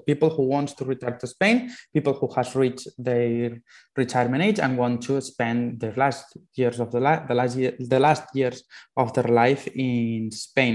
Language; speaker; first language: English; non-native, fluent; Spanish